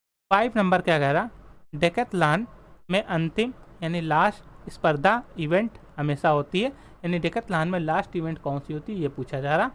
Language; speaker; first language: Hindi; native; Hindi